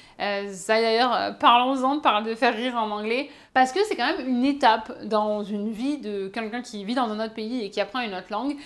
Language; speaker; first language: French; native; French